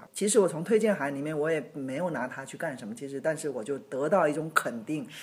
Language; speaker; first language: Chinese; native; Chinese